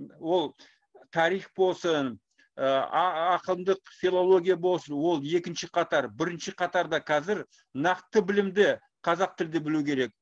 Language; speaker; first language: Kazakh; non-native, local second language; Russian